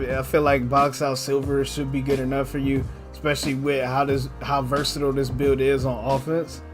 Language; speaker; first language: English; native; English